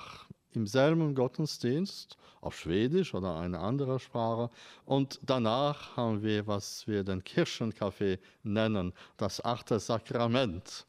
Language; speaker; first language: German; non-native, fluent; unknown